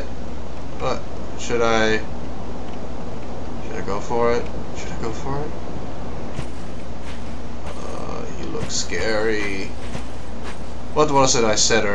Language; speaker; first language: English; native; English